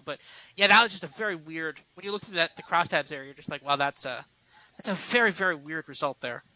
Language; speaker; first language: English; native; English